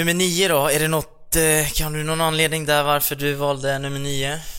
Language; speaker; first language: Swedish; native; Swedish